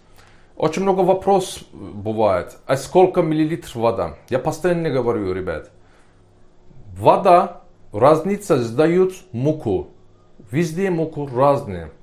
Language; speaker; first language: Russian; non-native, learner; Turkish